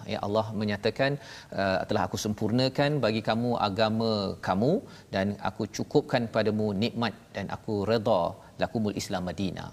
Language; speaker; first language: Malay; native; Malay